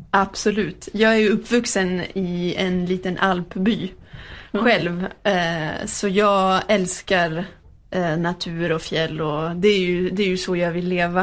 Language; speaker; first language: Swedish; early bilingual, heritage; Swedish